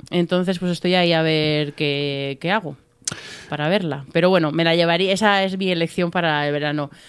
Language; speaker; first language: Spanish; native; Spanish